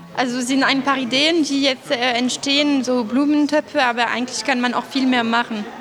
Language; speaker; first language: German; non-native, fluent; Arabic